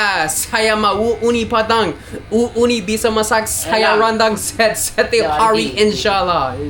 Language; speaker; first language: Indonesian; non-native, learner; English